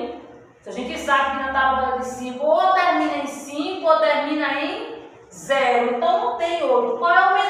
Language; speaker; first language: Portuguese; native; Portuguese